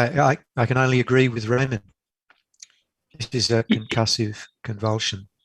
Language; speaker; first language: English; native; English